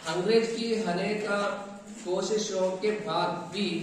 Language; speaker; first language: Hindi; non-native, local second language; Kannada